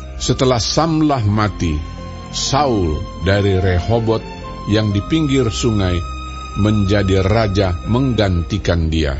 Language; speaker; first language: Indonesian; native; Indonesian